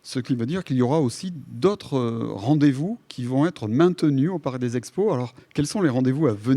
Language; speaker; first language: French; native; French